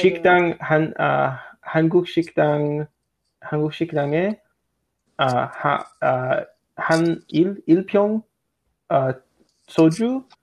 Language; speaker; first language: Korean; non-native, learner; English